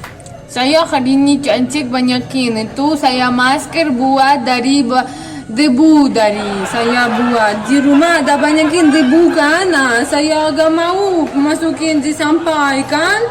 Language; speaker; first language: Indonesian; non-native, learner; Russian